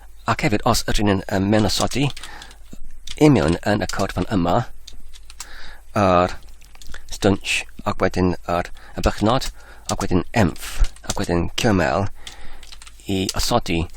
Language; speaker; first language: Welsh; non-native, learner; English